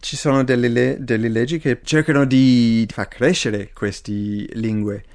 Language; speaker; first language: Italian; non-native, fluent; English